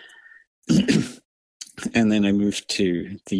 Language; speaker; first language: English; native; English